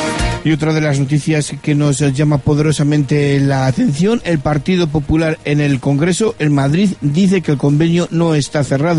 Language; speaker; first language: Spanish; native; Spanish